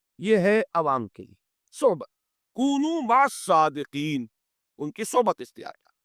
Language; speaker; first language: Urdu; native; Urdu